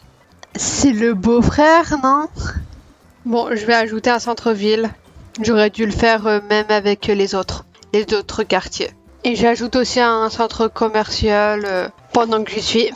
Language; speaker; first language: French; native; French